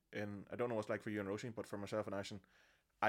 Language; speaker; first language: English; native; English